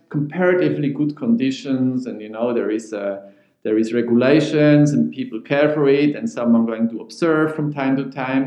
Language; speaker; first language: English; non-native, fluent; Swiss German